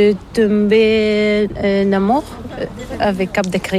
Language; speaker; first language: French; non-native, learner; Bulgarian